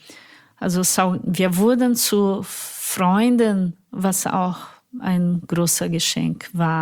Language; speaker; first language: German; non-native, fluent; Portuguese